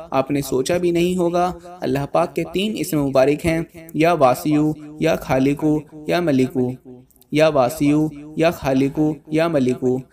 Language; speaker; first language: Urdu; native; Urdu